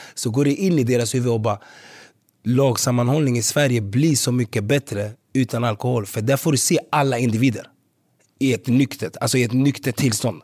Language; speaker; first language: Swedish; early bilingual, other home language; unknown